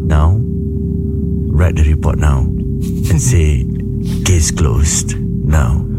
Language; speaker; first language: English; non-native, local second language; Malay